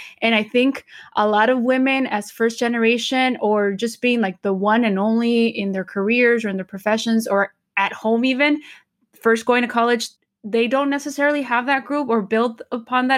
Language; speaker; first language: English; early bilingual, other home language; Spanish